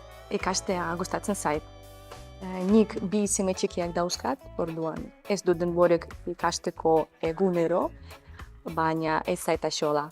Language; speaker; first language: Basque; non-native, learner; Spanish